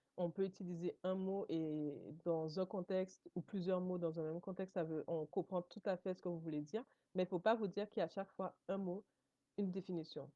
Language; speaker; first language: French; native; French